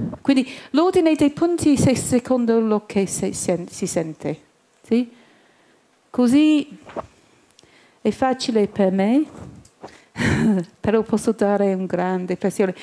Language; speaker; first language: Italian; non-native, learner; English